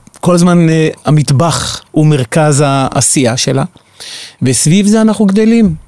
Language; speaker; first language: Hebrew; native; Hebrew